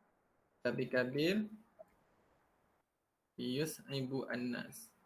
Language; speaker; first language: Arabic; non-native, fluent; Malay